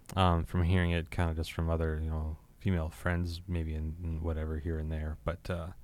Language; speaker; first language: English; native; English